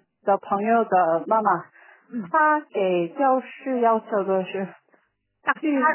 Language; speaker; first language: Chinese; non-native, learner; Korean